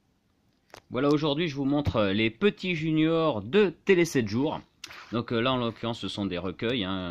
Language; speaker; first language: French; native; French